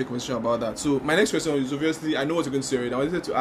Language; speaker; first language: English; non-native, local second language; Yoruba